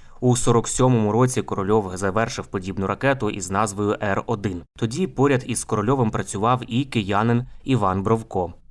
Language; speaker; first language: Ukrainian; native; Ukrainian